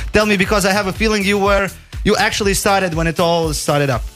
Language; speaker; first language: English; non-native, fluent; Lithuanian